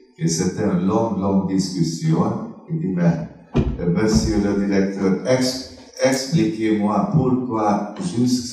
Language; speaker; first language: French; non-native, fluent; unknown